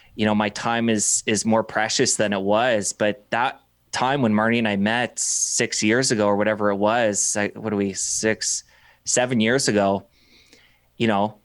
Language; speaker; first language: English; native; English